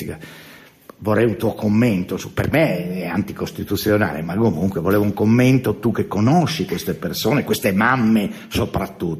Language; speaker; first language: Italian; native; Italian